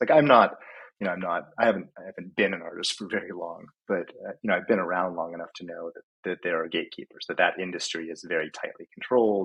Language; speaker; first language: English; native; English